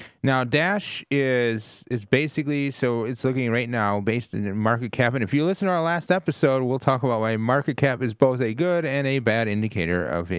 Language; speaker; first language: English; native; English